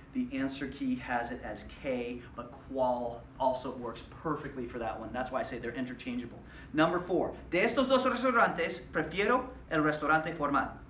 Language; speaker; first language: English; native; English